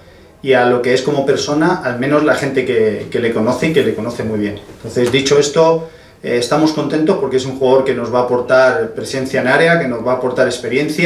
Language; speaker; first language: Spanish; native; Spanish